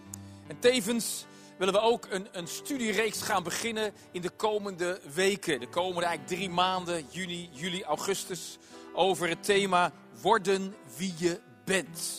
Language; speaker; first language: Dutch; native; Dutch